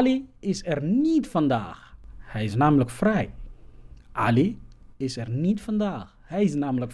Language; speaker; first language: Dutch; non-native, fluent; Somali